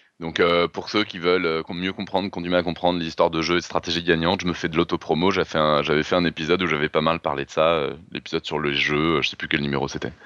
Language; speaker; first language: French; native; French